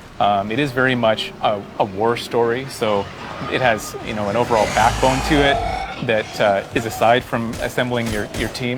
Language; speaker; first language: English; native; English